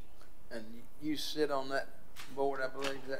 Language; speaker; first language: English; native; English